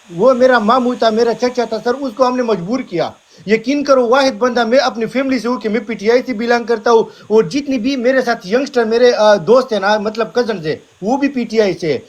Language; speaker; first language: Urdu; non-native, local second language; Pashto